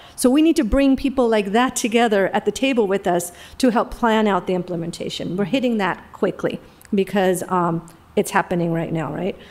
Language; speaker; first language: English; native; English